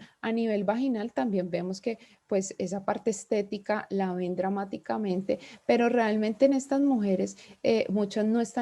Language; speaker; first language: Spanish; native; Spanish